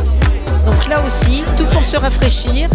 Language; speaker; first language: French; native; French